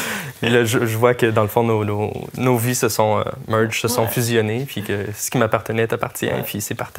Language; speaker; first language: French; native; French